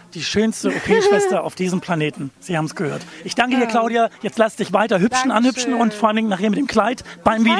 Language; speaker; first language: German; native; German